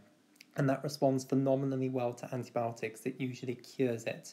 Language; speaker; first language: English; native; English